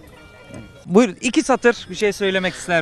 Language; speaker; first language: Turkish; native; Turkish